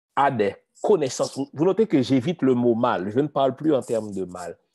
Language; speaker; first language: French; native; French